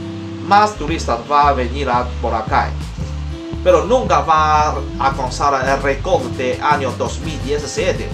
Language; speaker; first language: Spanish; non-native, learner; Chinese